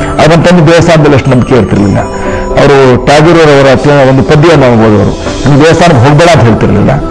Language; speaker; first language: Kannada; native; Kannada